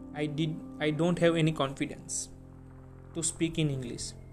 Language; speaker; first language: English; non-native, local second language; Gujarati